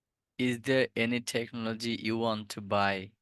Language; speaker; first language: English; non-native, fluent; Bangla